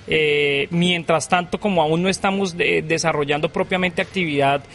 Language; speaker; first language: Spanish; native; Spanish